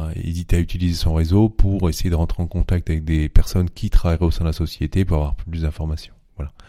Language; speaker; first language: French; native; French